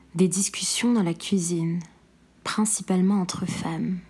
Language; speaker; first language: French; non-native, local second language; Arabic